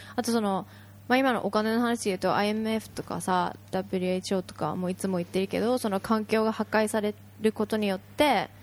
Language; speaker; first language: Japanese; early bilingual, heritage; Japanese